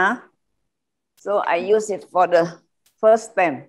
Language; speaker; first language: English; non-native, learner; Indonesian